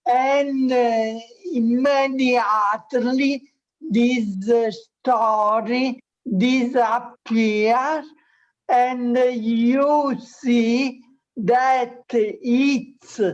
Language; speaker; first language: English; non-native, learner; Italian